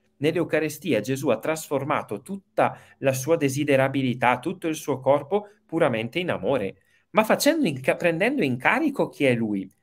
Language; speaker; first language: Italian; native; Italian